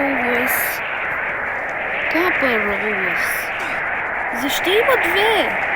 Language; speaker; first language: Bulgarian; early bilingual, heritage; Bulgarian